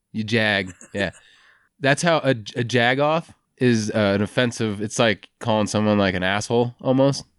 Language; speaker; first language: English; native; English